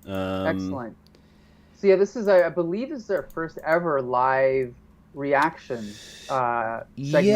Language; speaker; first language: English; native; English